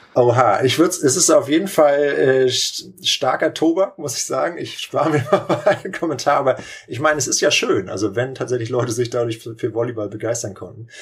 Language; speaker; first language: German; native; German